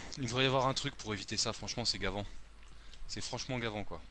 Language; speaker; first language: French; native; French